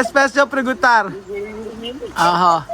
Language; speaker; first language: Spanish; non-native, learner; Filipino